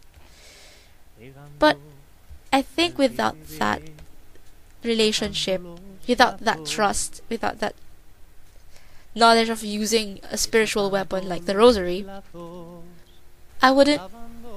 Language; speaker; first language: English; non-native, local second language; Filipino